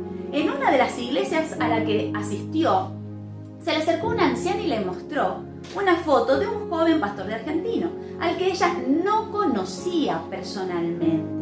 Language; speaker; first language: Spanish; native; Spanish